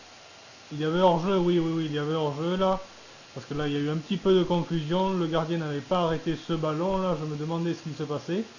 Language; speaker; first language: French; native; French